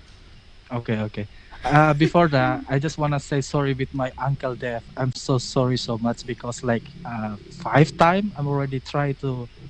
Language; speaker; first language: English; non-native, learner; Indonesian